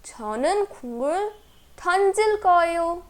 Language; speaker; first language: Korean; non-native, fluent; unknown